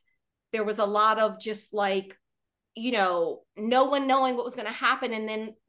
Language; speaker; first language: English; native; English